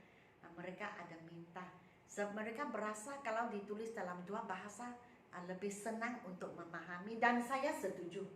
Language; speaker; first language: Malay; non-native, local second language; Min Nan Chinese